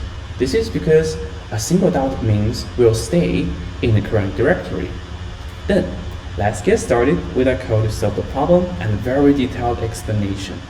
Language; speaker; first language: English; non-native, fluent; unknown